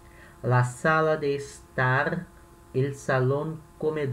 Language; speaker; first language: Spanish; non-native, fluent; Portuguese